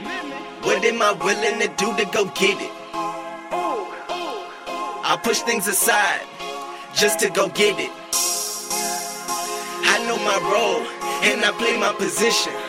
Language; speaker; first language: English; native; English